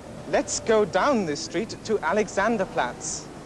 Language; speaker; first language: English; non-native, fluent; German